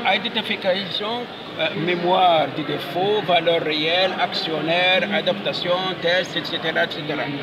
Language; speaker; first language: French; non-native, local second language; Arabic